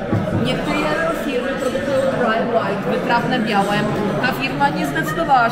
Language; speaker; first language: Polish; native; Polish